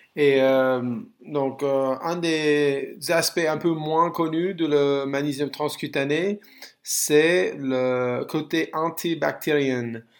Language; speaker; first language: French; non-native, fluent; English